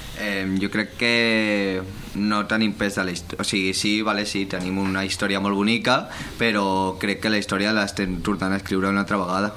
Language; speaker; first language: Catalan; native; Catalan